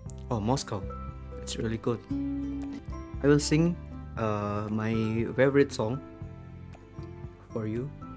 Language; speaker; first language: English; non-native, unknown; Indonesian